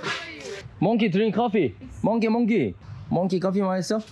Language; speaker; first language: English; non-native, learner; Korean